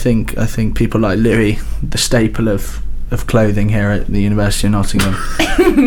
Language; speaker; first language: English; native; English